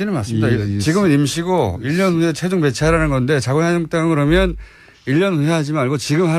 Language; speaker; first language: Korean; native; Korean